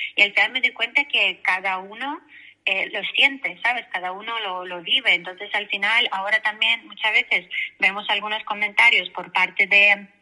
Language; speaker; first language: Spanish; non-native, fluent; Russian